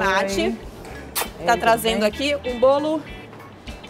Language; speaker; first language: Portuguese; native; Portuguese